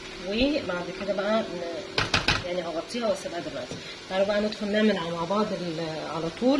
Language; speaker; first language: Arabic; native; Arabic